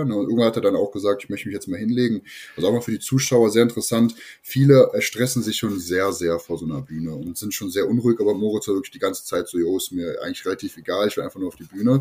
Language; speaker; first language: German; native; German